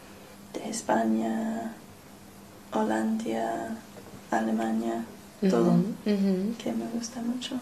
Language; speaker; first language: Spanish; non-native, learner; English